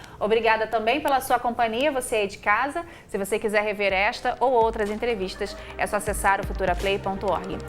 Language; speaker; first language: Portuguese; native; Portuguese